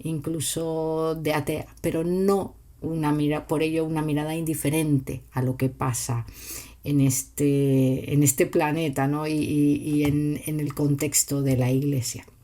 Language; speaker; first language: Spanish; native; Spanish